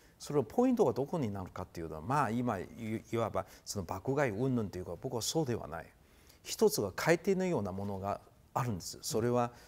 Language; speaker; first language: Japanese; non-native, fluent; Chinese